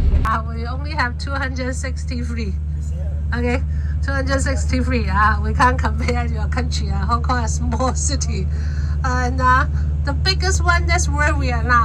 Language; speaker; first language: English; non-native, fluent; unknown